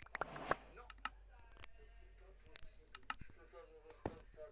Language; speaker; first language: French; native; French